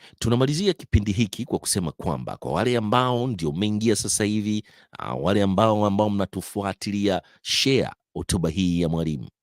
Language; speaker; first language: Swahili; native; Swahili